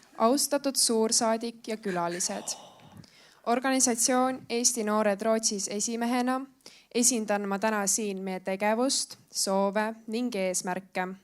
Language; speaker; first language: Estonian; early bilingual, heritage; Estonian